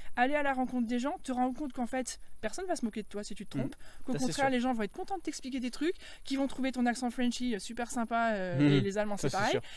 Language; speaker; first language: French; native; French